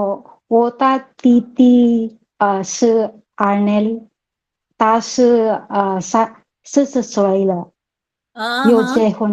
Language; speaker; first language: Chinese; non-native, learner; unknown